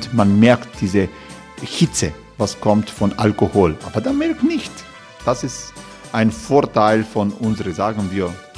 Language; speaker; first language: German; non-native, fluent; Croatian